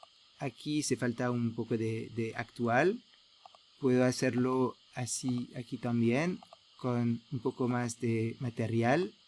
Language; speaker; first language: Spanish; non-native, fluent; French